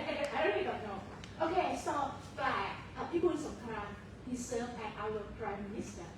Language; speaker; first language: English; non-native, fluent; Thai